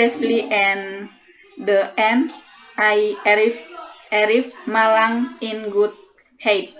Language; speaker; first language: English; non-native, learner; Indonesian